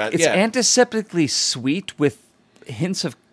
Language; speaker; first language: English; native; English